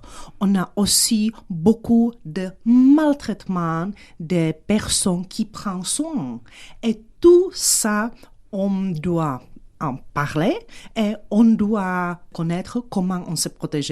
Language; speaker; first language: French; non-native, fluent; Czech